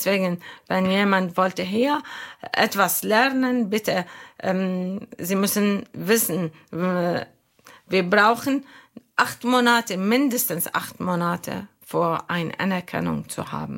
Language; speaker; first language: German; non-native, fluent; Arabic